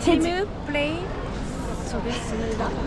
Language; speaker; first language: Korean; non-native, learner; Japanese